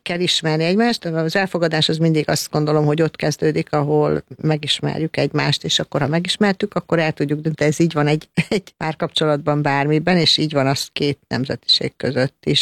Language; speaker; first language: Hungarian; native; Hungarian